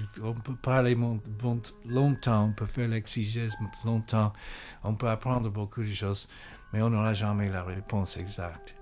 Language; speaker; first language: French; non-native, fluent; English